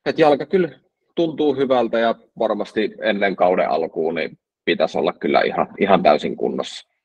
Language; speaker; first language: Finnish; native; Finnish